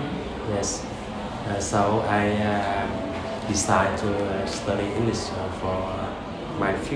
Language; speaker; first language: English; non-native, learner; Vietnamese